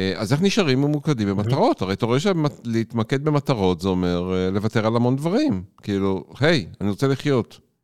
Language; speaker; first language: Hebrew; native; Hebrew